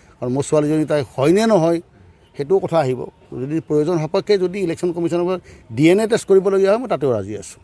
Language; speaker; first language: Assamese; native; Assamese